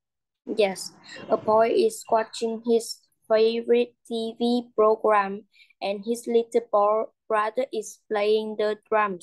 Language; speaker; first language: English; non-native, learner; Vietnamese